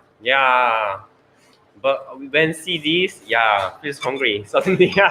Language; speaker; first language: English; non-native, learner; Korean